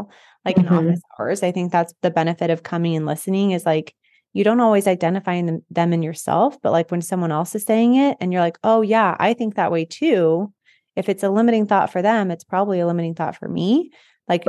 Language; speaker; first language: English; native; English